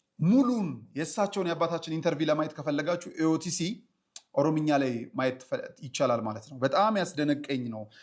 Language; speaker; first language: Amharic; non-native, local second language; Oromo